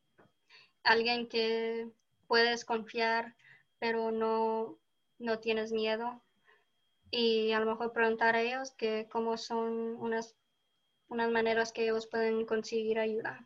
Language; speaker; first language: Spanish; early bilingual, heritage; Spanish